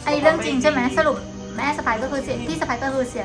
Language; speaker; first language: Thai; native; Thai